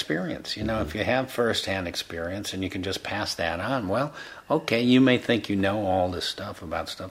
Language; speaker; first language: English; native; English